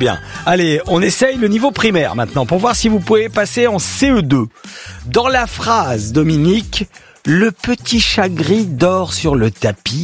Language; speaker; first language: French; native; French